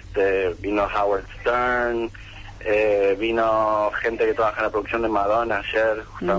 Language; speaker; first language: Spanish; native; Spanish